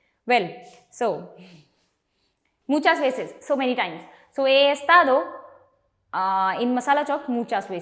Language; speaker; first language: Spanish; non-native, fluent; Hindi